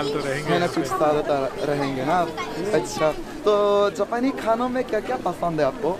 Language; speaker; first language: Hindi; non-native, fluent; Japanese